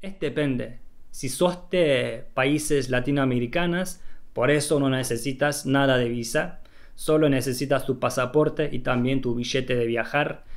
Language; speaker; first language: Spanish; non-native, fluent; Turkish